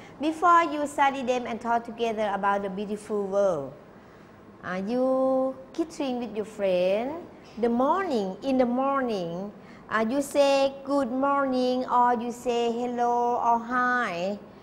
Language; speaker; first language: English; non-native, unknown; Thai